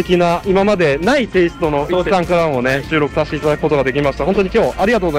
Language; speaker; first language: Japanese; native; Japanese